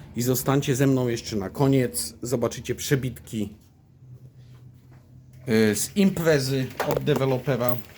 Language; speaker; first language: Polish; native; Polish